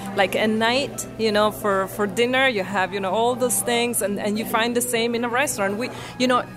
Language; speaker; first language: English; non-native, fluent; Italian